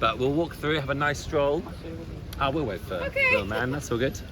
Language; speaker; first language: English; native; English